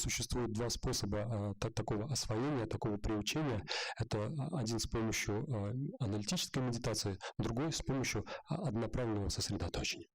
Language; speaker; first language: Russian; native; Russian